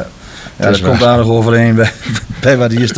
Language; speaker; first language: Dutch; native; Dutch